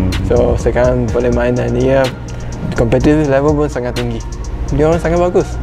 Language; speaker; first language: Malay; non-native, local second language; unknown